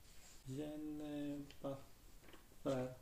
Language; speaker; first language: French; non-native, learner; Filipino